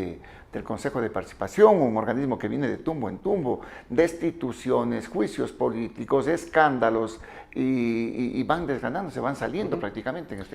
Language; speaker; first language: Spanish; native; Spanish